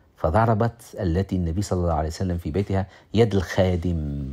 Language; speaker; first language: Dutch; early bilingual, other home language; Arabic